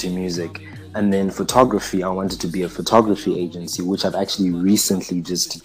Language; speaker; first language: English; non-native, local second language; Shona